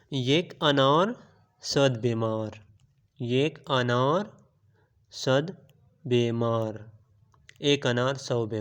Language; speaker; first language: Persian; non-native, fluent; Urdu